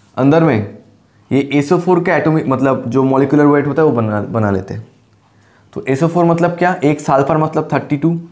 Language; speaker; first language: Hindi; non-native, local second language; Bangla